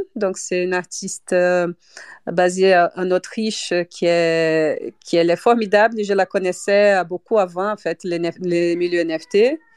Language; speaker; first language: French; non-native, fluent; Portuguese